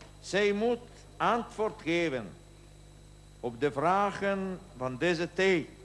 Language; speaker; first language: Dutch; non-native, learner; Polish